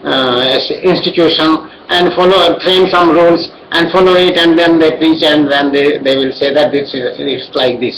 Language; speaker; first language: English; non-native, local second language; Odia